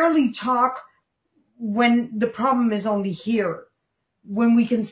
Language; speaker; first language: English; non-native, local second language; Dutch